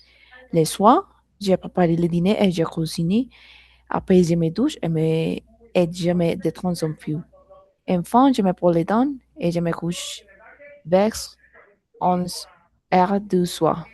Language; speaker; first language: French; non-native, learner; Spanish